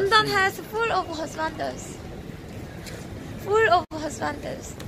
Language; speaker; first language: English; non-native, learner; Korean